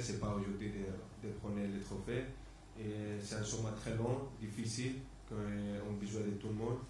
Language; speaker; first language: French; non-native, fluent; Spanish